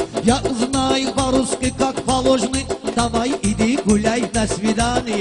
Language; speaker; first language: Russian; non-native, learner; Talysh